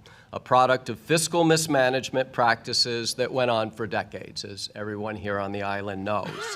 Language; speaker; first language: English; native; English